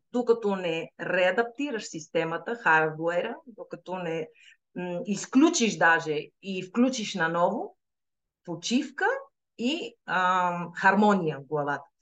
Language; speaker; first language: Bulgarian; native; Bulgarian